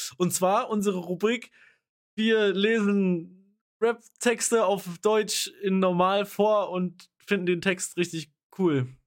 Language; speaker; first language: German; native; German